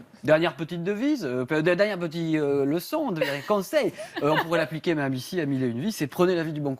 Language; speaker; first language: French; native; French